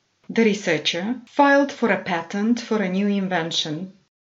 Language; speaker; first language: English; non-native, fluent; Romanian